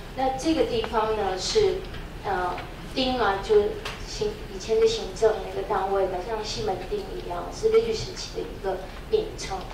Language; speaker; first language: Chinese; non-native, fluent; Korean